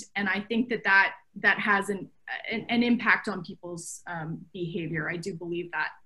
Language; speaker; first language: English; native; English